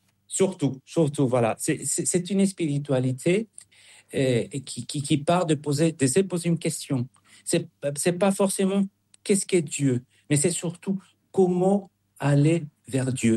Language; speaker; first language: French; non-native, fluent; Spanish